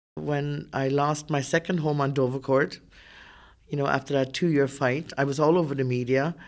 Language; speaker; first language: English; native; English